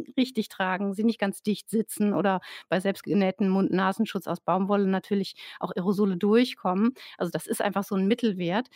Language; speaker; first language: German; native; German